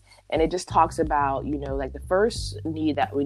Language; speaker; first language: English; native; English